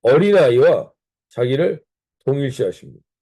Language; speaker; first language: Korean; native; Korean